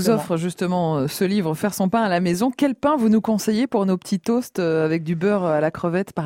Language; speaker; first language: French; native; French